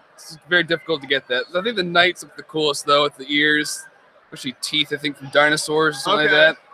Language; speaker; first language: English; native; English